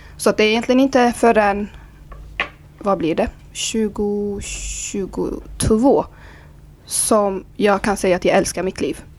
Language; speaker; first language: Swedish; early bilingual, other home language; Azerbaijani